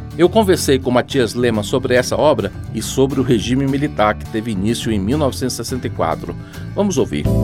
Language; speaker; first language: Portuguese; native; Portuguese